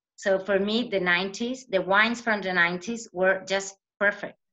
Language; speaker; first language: English; non-native, fluent; Spanish